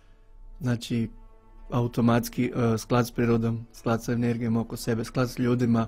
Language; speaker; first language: Bosnian; native; Bosnian